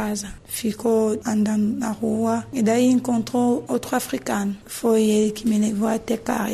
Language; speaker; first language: Portuguese; non-native, fluent; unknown